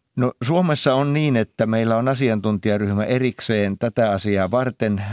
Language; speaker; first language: Finnish; native; Finnish